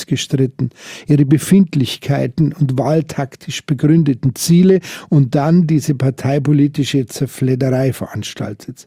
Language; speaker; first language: German; native; German